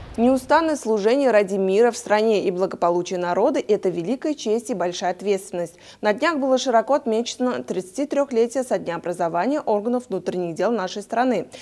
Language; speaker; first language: Russian; non-native, local second language; Uzbek